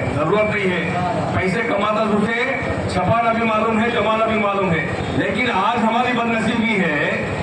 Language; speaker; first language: Urdu; native; Urdu